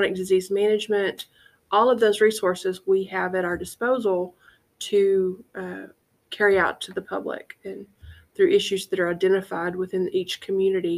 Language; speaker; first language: English; native; English